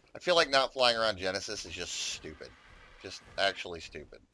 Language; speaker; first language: English; native; English